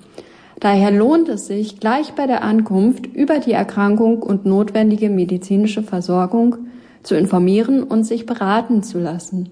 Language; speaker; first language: German; native; German